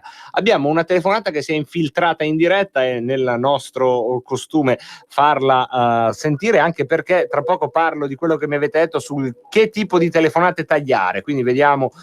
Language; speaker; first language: Italian; native; Italian